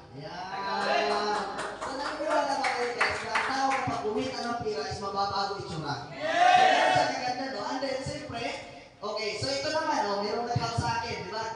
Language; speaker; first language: Filipino; non-native, local second language; Masbatenyo